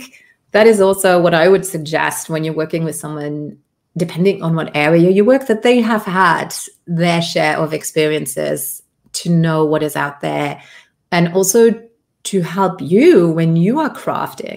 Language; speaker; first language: English; non-native, fluent; Luxembourgish